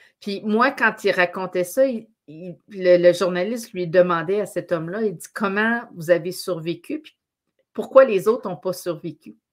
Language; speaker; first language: French; native; French